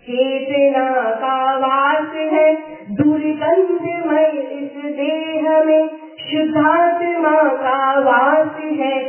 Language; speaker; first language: Hindi; non-native, local second language; Gujarati